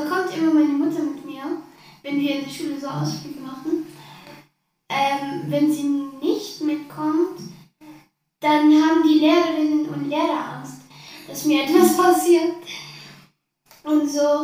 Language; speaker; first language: German; early bilingual, other home language; Arabic